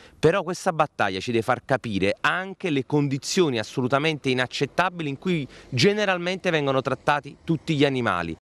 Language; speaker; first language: Italian; native; Italian